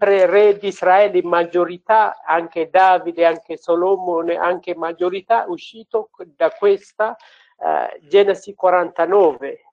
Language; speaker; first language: Italian; non-native, learner; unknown